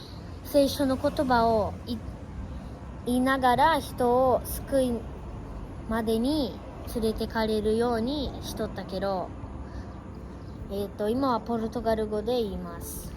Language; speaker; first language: Japanese; early bilingual, other home language; Portuguese